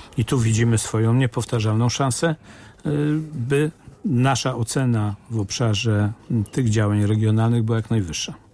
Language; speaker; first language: Polish; native; Polish